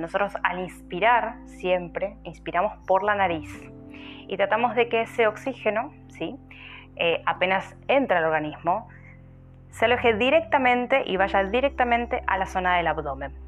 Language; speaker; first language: Spanish; native; Spanish